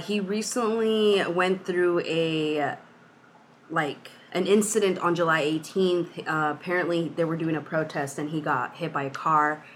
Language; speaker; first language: English; early bilingual, other home language; Spanish